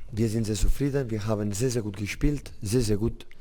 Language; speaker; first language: German; non-native, learner; Catalan